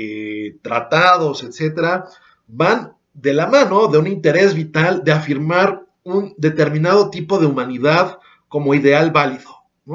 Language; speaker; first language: Spanish; native; Spanish